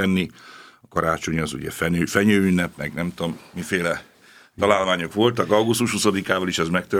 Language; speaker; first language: Hungarian; native; Hungarian